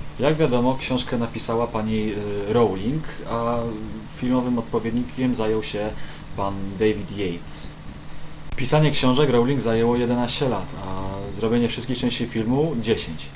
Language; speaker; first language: Polish; native; Polish